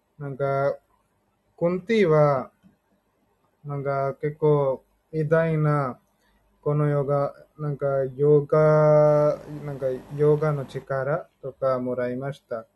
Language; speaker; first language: Japanese; non-native, learner; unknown